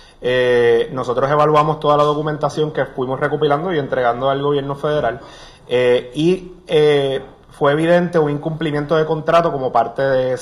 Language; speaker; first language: Spanish; native; Spanish